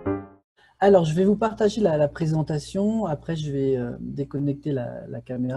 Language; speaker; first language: French; native; French